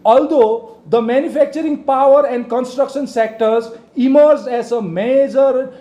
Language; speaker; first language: English; non-native, local second language; Nepali